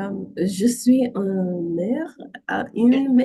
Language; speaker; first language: French; non-native, learner; English